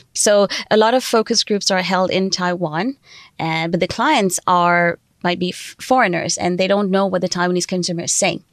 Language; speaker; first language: English; non-native, fluent; Sindhi